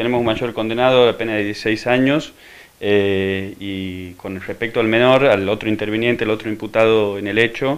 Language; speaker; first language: Spanish; native; Spanish